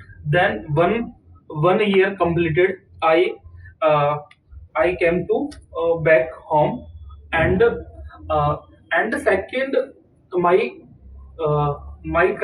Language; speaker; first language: English; non-native, learner; Hindi